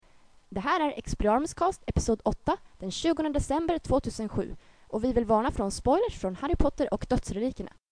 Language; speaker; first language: Swedish; native; Swedish